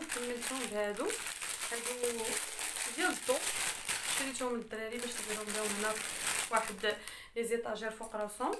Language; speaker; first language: Arabic; native; Arabic